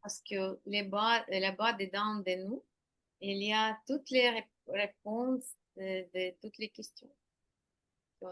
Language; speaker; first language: French; non-native, learner; Ukrainian